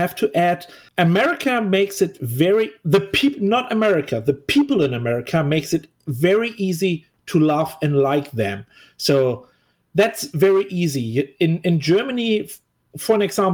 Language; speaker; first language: English; non-native, fluent; German